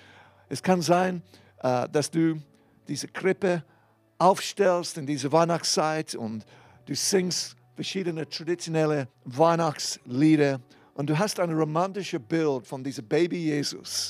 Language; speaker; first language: German; non-native, fluent; English